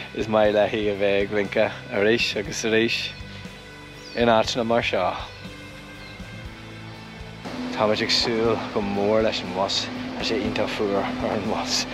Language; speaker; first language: Irish; non-native, local second language; English